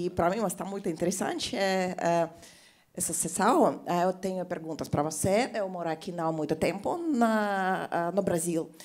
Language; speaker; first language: Portuguese; non-native, learner; Russian